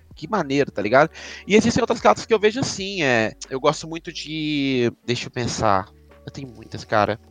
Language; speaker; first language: Portuguese; native; Portuguese